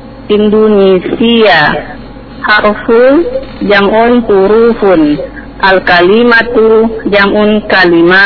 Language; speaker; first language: Arabic; non-native, learner; Indonesian